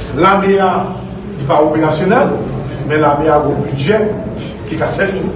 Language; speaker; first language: French; non-native, local second language; Haitian Creole